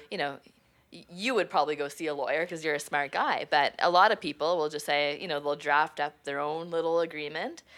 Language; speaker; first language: English; native; English